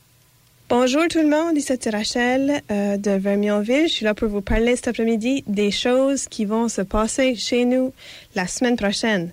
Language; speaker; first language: French; native; French